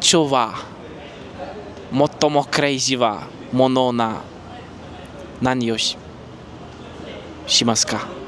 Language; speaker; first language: Japanese; non-native, learner; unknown